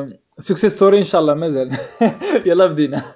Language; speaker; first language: Arabic; native; Arabic